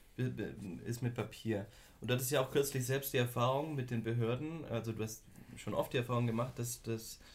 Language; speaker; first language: German; native; German